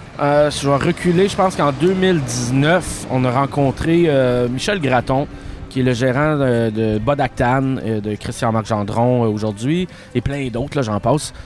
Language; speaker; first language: French; native; French